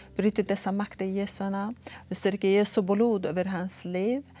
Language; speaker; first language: Swedish; non-native, fluent; Persian